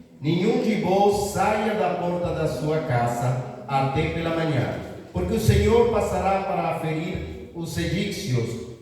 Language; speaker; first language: Portuguese; non-native, fluent; Spanish